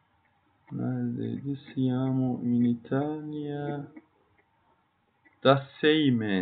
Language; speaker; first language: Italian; non-native, fluent; Turkish